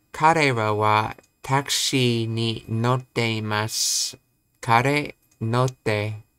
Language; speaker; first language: Japanese; non-native, learner; English